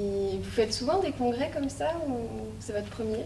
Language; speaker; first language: French; native; French